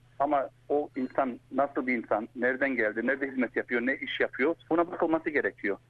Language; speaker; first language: Turkish; early bilingual, heritage; Turkish